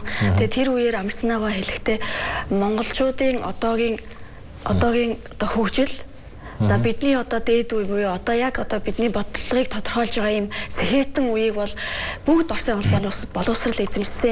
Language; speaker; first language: Mongolian; native; Mongolian